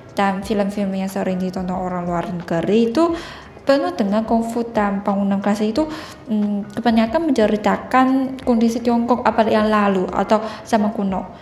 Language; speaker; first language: Indonesian; non-native, fluent; Chinese